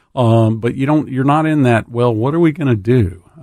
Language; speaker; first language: English; native; English